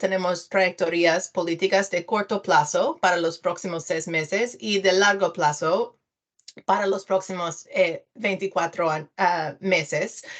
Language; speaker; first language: Spanish; non-native, fluent; English